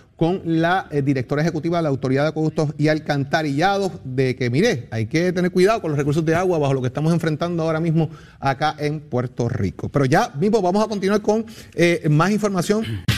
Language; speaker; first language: Spanish; native; Spanish